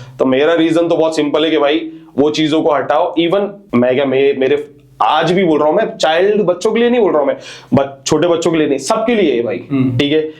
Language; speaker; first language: Hindi; non-native, local second language; Marathi